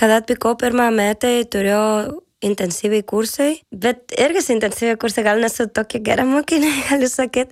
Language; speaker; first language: Lithuanian; non-native, learner; Spanish